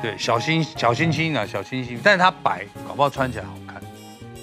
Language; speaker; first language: Chinese; native; Chinese